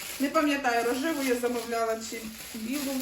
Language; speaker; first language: Ukrainian; native; Ukrainian